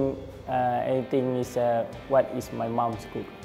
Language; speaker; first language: English; non-native, learner; Malay